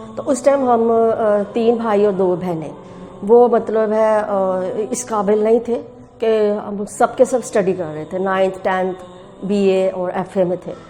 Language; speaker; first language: Urdu; native; Urdu